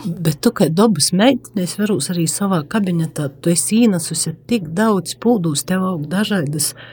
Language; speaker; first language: Latvian; native; Latvian